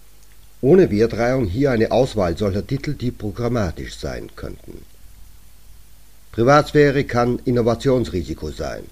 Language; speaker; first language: German; native; German